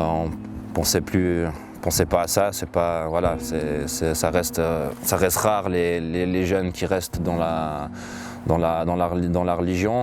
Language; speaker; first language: French; native; French